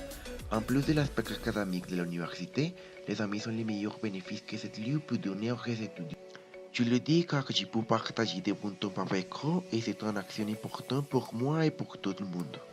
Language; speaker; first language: French; non-native, learner; Spanish